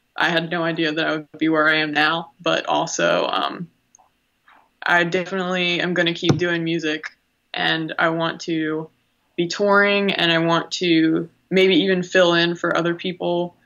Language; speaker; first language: English; native; English